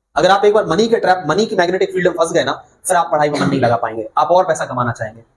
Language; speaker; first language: Hindi; native; Hindi